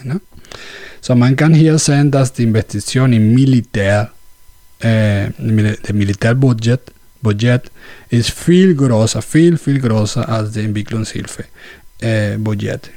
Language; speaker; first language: German; non-native, learner; Spanish